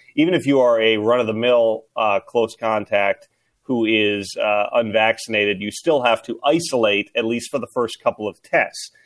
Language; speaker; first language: English; native; English